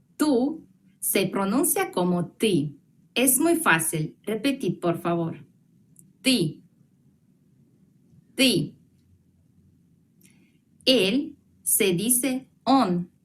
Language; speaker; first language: Spanish; non-native, fluent; Russian